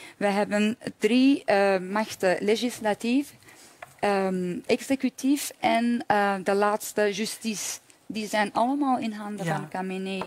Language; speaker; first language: Dutch; non-native, fluent; Persian